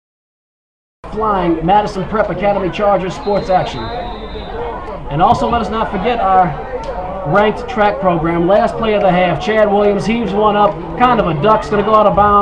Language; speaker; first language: English; native; English